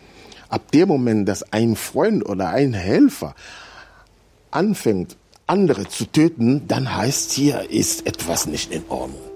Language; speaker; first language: German; non-native, fluent; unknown